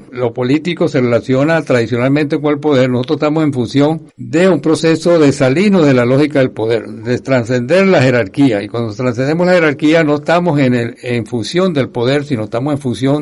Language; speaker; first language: Spanish; native; Spanish